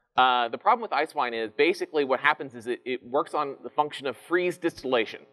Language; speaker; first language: English; native; English